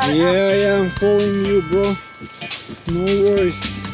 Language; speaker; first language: English; non-native, learner; Serbian